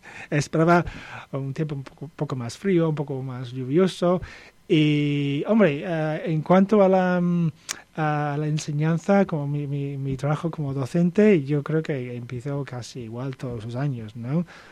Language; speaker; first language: Spanish; non-native, fluent; English